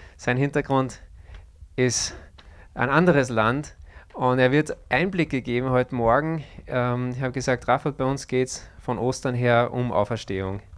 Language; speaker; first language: German; native; German